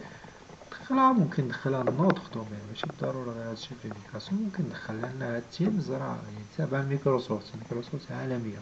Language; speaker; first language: Arabic; native; Arabic